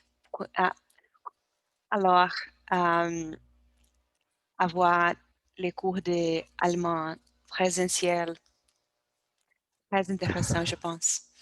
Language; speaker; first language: French; non-native, learner; Portuguese